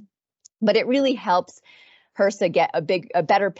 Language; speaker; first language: English; native; English